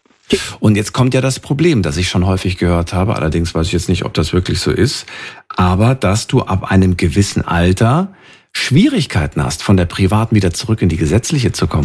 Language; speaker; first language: German; native; German